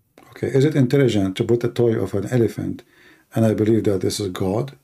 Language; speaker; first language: English; non-native, fluent; Arabic